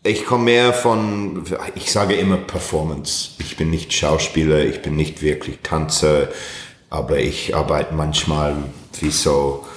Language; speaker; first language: German; non-native, learner; English